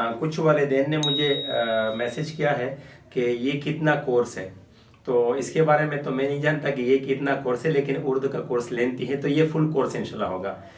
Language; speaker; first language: Urdu; non-native, local second language; Pashto